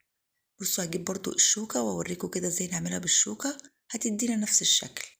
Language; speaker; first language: Arabic; native; Arabic